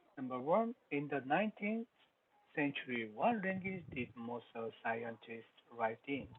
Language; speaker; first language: English; non-native, learner; Korean